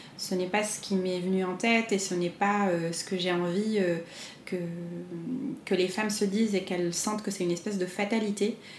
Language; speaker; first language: French; non-native, local second language; Arabic